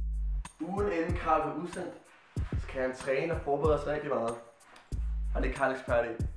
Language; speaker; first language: Danish; native; Danish